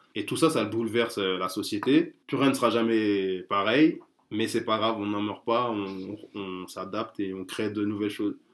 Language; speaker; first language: French; native; French